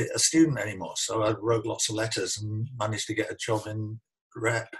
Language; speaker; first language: English; native; English